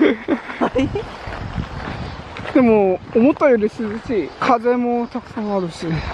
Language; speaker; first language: Japanese; non-native, fluent; Korean